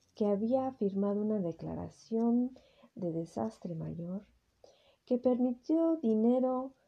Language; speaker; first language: Spanish; early bilingual, heritage; Spanish